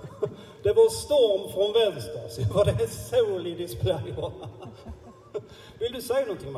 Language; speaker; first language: Swedish; native; Swedish